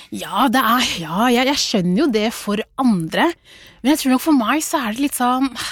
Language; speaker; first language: Norwegian; early bilingual, other home language; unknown